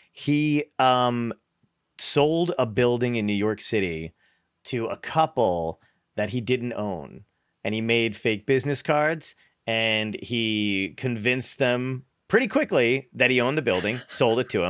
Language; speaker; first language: English; native; English